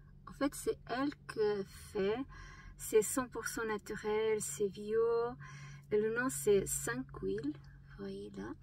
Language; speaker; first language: French; non-native, fluent; Portuguese